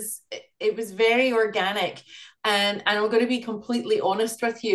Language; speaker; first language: English; native; English